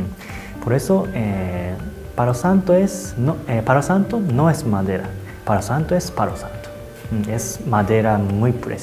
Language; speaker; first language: Spanish; non-native, learner; Japanese